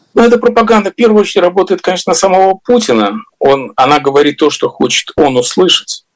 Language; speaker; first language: Russian; native; Russian